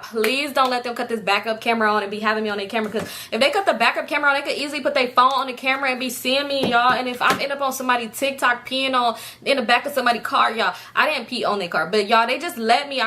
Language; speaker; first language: English; native; English